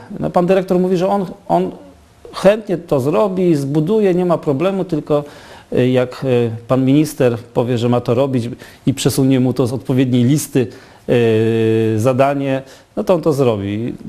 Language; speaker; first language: Polish; native; Polish